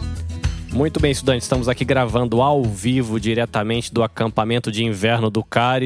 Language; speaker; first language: Portuguese; native; Portuguese